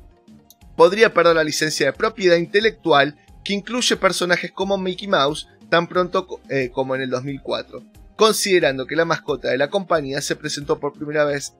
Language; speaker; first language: Spanish; native; Spanish